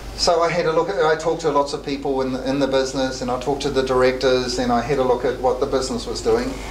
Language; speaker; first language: English; native; English